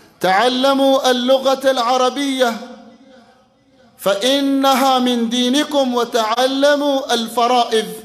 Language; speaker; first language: Arabic; non-native, fluent; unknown